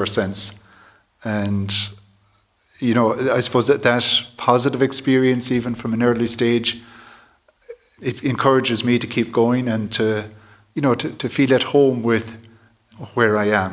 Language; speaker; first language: English; native; English